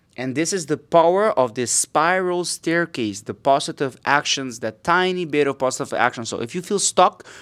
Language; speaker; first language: English; non-native, fluent; Papiamento